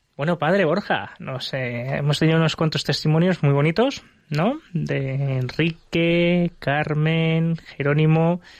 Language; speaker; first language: Spanish; native; Spanish